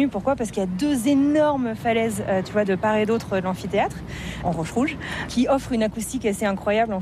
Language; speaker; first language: French; native; French